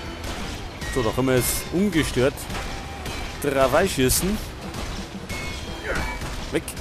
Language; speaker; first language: German; native; German